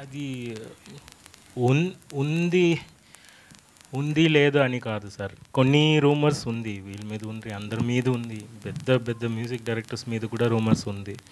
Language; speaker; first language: Telugu; non-native, fluent; Tamil